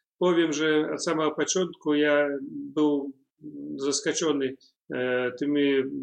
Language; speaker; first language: Polish; non-native, learner; Belarusian